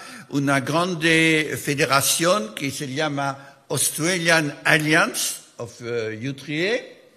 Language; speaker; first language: Spanish; non-native, fluent; French